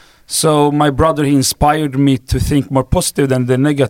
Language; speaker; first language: English; non-native, fluent; Swedish